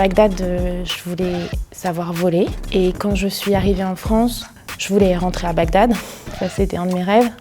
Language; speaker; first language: French; early bilingual, other home language; Arabic